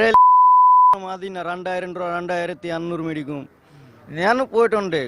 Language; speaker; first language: Malayalam; non-native, learner; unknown